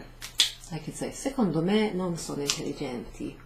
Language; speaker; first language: Italian; non-native, fluent; English